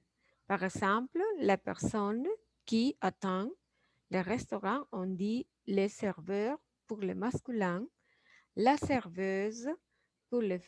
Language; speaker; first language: French; non-native, fluent; Spanish